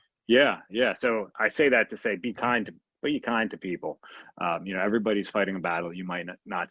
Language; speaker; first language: English; native; English